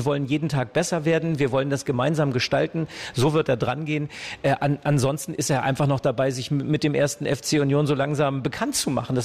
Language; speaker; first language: German; native; German